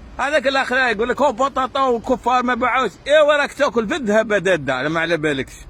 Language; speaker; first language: Arabic; native; Arabic